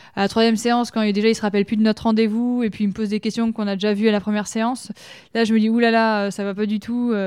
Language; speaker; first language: French; native; French